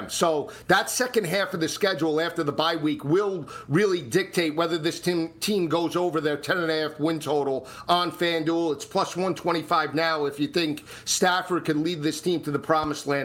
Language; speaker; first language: English; native; English